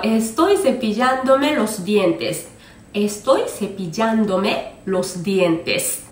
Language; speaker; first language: Spanish; non-native, fluent; Japanese